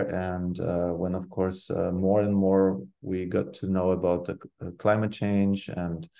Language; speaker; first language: English; non-native, fluent; Polish